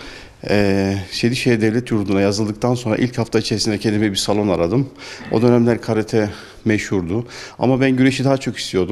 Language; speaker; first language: Turkish; native; Turkish